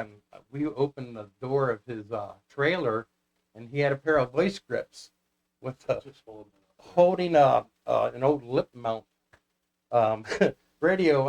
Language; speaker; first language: English; native; English